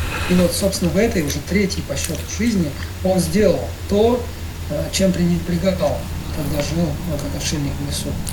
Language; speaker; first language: Russian; native; Russian